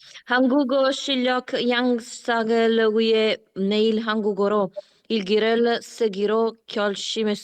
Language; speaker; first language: Korean; non-native, learner; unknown